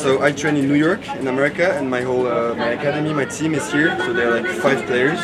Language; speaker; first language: English; non-native, fluent; French